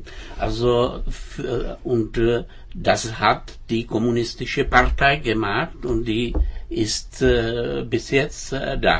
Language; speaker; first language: German; non-native, fluent; Czech